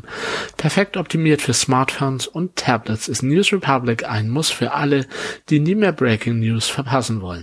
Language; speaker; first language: German; native; German